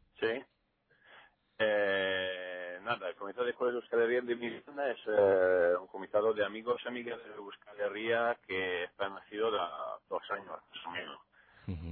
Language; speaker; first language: Spanish; non-native, learner; Italian